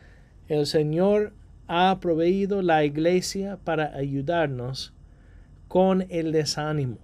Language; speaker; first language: Spanish; non-native, fluent; English